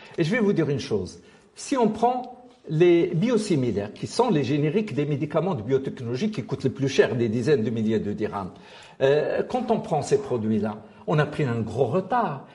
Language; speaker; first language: French; non-native, local second language; Arabic